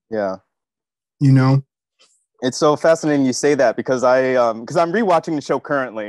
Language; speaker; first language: English; native; English